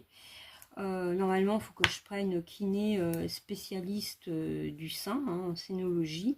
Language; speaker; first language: French; native; French